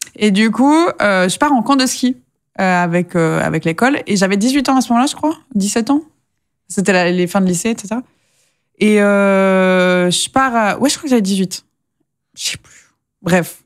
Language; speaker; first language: French; native; French